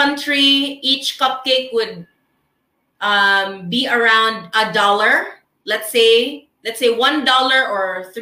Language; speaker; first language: English; non-native, local second language; Filipino